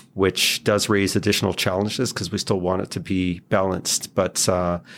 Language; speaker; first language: English; non-native, fluent; Hebrew